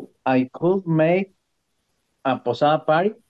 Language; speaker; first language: English; non-native, learner; Spanish